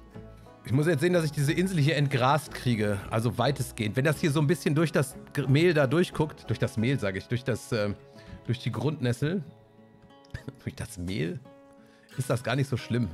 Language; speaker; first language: German; native; German